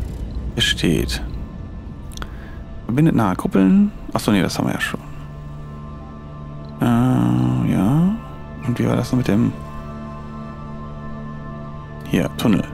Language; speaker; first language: German; native; German